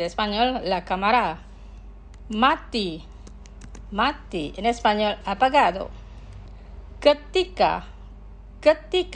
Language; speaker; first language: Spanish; non-native, fluent; Indonesian